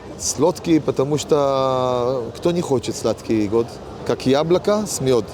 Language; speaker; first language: Russian; early bilingual, heritage; Hebrew